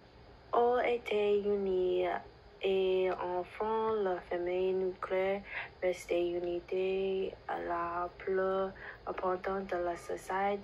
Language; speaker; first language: French; non-native, learner; English